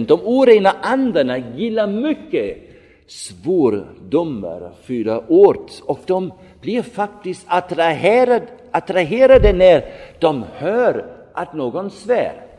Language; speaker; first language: Swedish; non-native, fluent; German